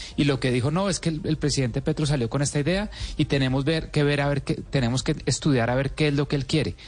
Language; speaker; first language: Spanish; native; Spanish